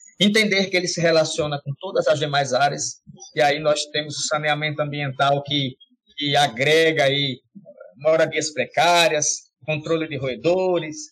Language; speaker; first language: Portuguese; native; Portuguese